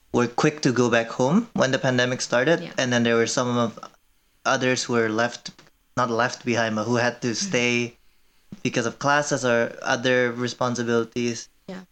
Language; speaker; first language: English; early bilingual, other home language; Korean